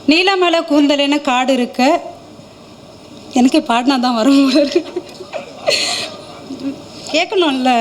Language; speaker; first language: Tamil; native; Tamil